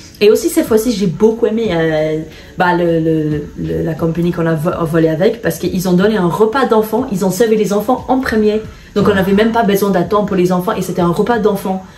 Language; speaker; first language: French; non-native, fluent; English